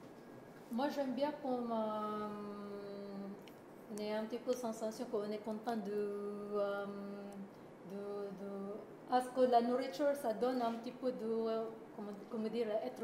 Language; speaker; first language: French; non-native, learner; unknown